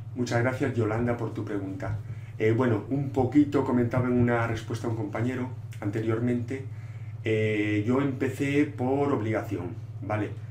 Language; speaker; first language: Spanish; non-native, local second language; Galician